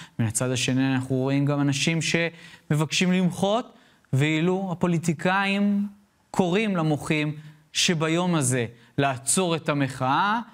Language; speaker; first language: Hebrew; native; Hebrew